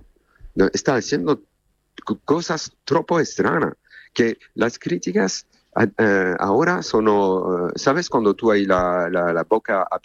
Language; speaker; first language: Spanish; non-native, fluent; Italian